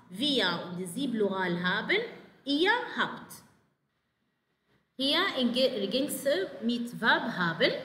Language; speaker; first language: German; non-native, fluent; Arabic